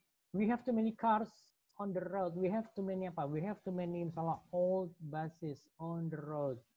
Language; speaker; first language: English; non-native, fluent; Indonesian